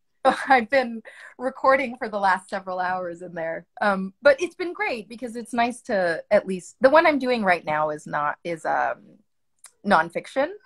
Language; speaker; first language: English; early bilingual, other home language; French